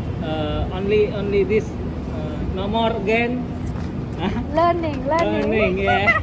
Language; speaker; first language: English; non-native, learner; Indonesian